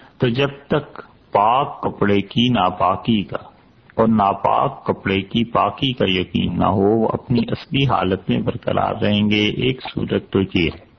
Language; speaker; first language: Urdu; native; Urdu